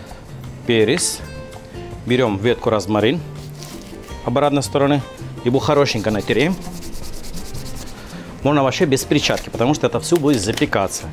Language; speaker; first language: Russian; non-native, learner; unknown